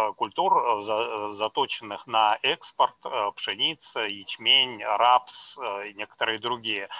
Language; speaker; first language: Russian; native; Russian